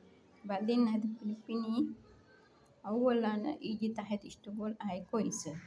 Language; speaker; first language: Arabic; non-native, learner; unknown